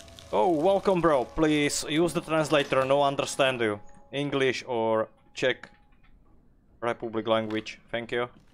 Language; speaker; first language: English; non-native, learner; Czech